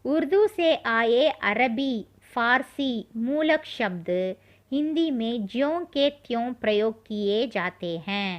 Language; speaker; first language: Hindi; non-native, local second language; Tamil